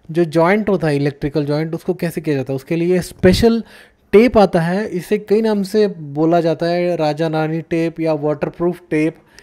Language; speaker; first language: Hindi; native; Hindi